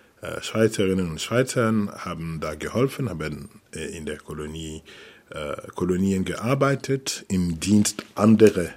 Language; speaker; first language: German; non-native, fluent; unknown